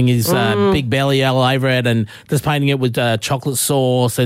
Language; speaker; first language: English; native; English